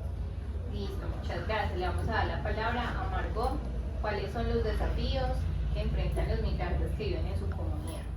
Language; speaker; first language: Spanish; native; Spanish